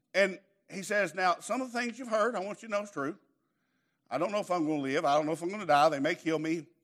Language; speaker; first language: English; native; English